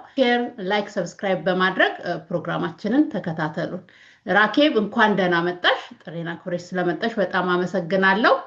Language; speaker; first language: Amharic; native; Amharic